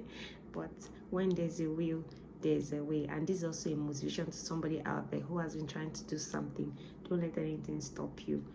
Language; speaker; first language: English; non-native, local second language; Yoruba